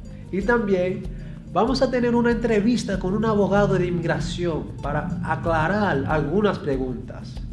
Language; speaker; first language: Spanish; early bilingual, heritage; Spanish